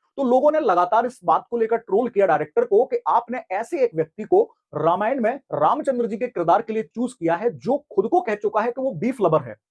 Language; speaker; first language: Hindi; native; Hindi